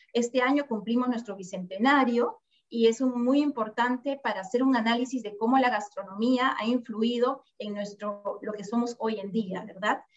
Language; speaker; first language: Spanish; native; Spanish